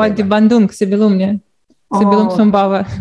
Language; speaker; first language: Indonesian; non-native, learner; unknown